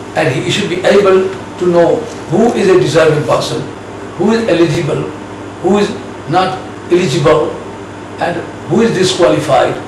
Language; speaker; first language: English; non-native, local second language; Urdu